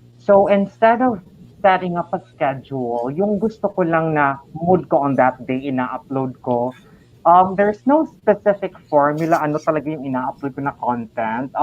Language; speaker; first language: Filipino; non-native, local second language; Cebuano